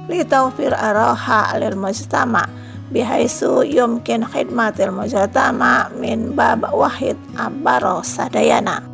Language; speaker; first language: Arabic; non-native, fluent; Indonesian